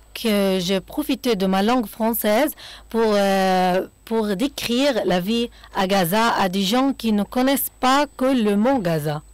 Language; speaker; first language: French; non-native, fluent; Arabic